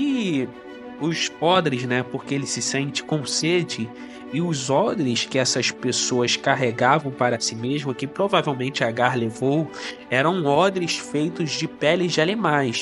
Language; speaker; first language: Portuguese; native; Portuguese